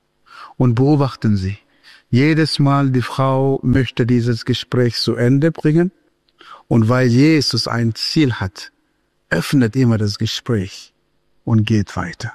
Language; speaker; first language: German; non-native, fluent; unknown